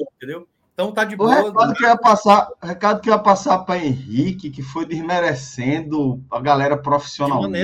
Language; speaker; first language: Portuguese; native; Portuguese